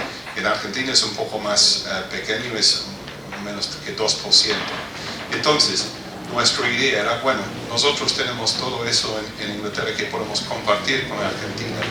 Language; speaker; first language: Spanish; non-native, fluent; English